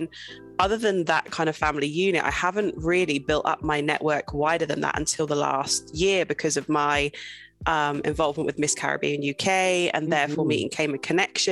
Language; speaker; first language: English; native; English